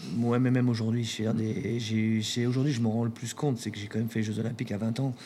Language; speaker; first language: French; native; French